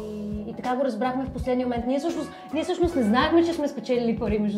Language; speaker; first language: Bulgarian; native; Bulgarian